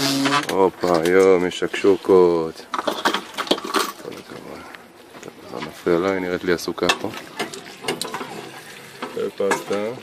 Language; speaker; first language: Hebrew; native; Hebrew